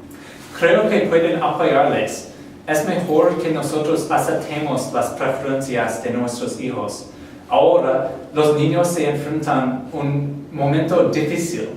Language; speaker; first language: Spanish; non-native, learner; English